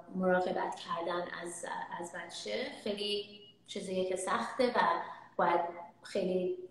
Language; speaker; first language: Persian; early bilingual, heritage; Persian